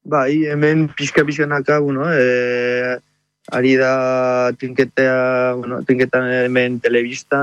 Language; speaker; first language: Basque; non-native, local second language; Spanish